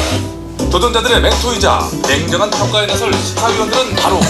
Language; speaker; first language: Korean; native; Korean